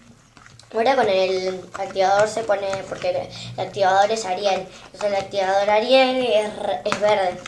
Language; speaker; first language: Spanish; native; Spanish